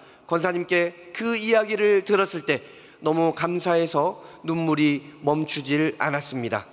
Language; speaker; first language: Korean; native; Korean